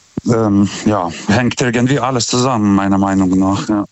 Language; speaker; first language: German; non-native, fluent; Lithuanian